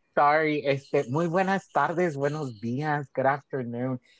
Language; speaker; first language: Spanish; early bilingual, heritage; Spanish